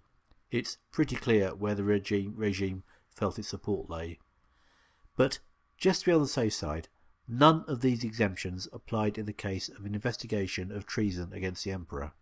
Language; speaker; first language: English; native; English